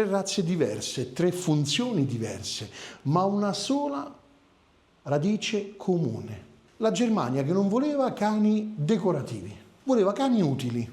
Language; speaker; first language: Italian; native; Italian